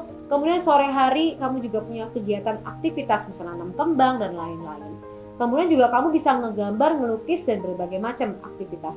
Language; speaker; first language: Indonesian; native; Indonesian